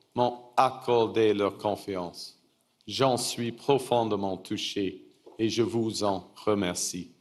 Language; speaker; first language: French; non-native, fluent; English